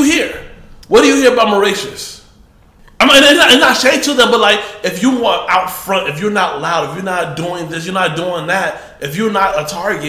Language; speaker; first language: English; early bilingual, other home language; Yoruba